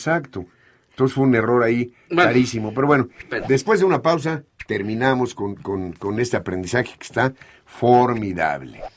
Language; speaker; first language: Spanish; native; Spanish